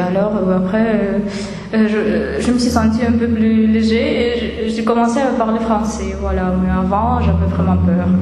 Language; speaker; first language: French; non-native, fluent; Russian